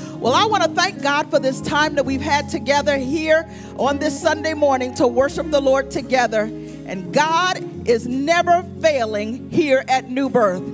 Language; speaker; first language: English; native; English